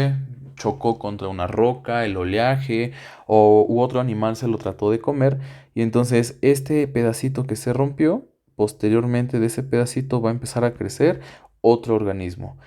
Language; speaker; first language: Spanish; native; Spanish